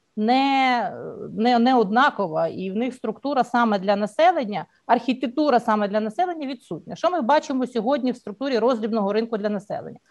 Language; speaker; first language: Ukrainian; native; Ukrainian